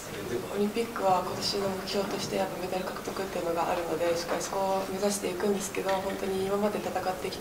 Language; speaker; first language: Japanese; native; Japanese